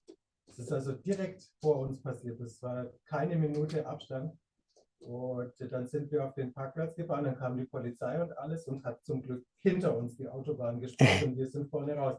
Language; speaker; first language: German; native; German